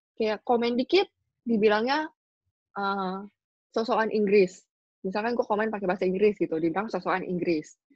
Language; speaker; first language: Indonesian; non-native, local second language; Hakka Chinese